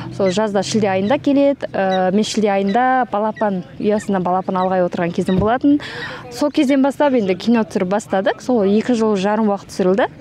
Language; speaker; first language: Kazakh; early bilingual, heritage; Kazakh